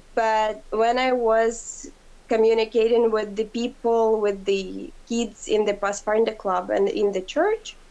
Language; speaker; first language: English; non-native, fluent; Ukrainian